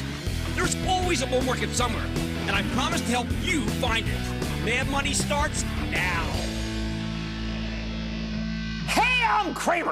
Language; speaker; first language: English; native; English